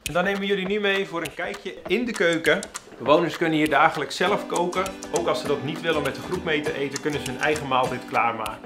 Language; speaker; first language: Dutch; native; Dutch